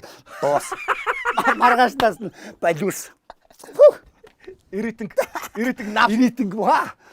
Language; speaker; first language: Mongolian; native; Mongolian